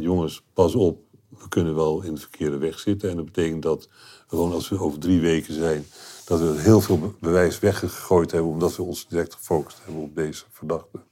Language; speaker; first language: Dutch; native; Dutch